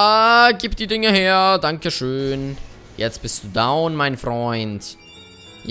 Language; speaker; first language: German; native; German